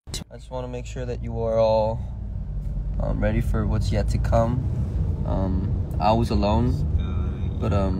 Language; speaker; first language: English; early bilingual, other home language; Korean